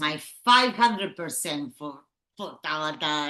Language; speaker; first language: English; non-native, learner; Catalan